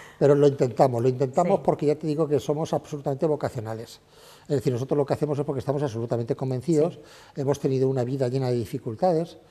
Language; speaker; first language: Spanish; native; Spanish